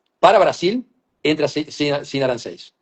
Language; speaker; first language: Portuguese; non-native, fluent; Spanish